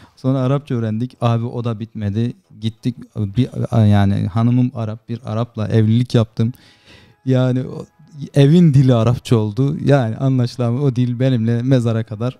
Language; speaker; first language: Turkish; native; Turkish